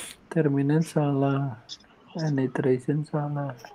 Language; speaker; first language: English; non-native, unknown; Indonesian